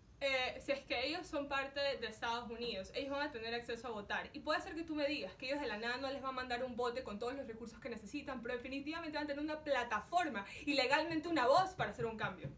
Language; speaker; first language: Spanish; early bilingual, heritage; Spanish